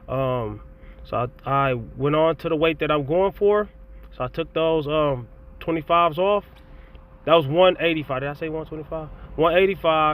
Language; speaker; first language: English; native; English